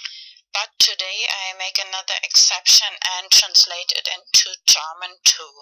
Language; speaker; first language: English; non-native, fluent; Spanish